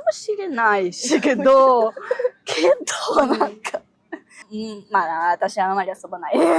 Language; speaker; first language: Japanese; non-native, learner; Ukrainian